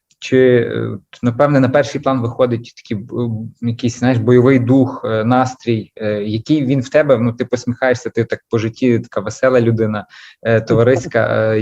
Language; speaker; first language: Ukrainian; native; Ukrainian